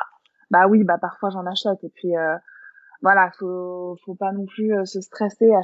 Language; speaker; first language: French; native; French